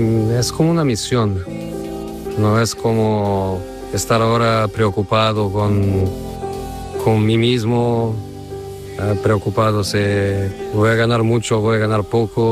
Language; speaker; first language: Spanish; non-native, fluent; Portuguese